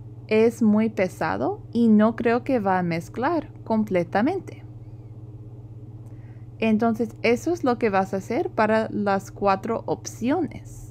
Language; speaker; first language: Spanish; non-native, fluent; English